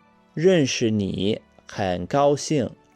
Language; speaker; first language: Chinese; non-native, learner; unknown